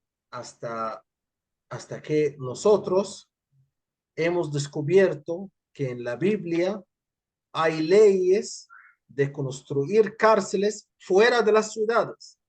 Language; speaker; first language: Spanish; non-native, fluent; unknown